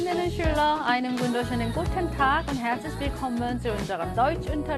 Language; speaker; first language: German; non-native, fluent; Korean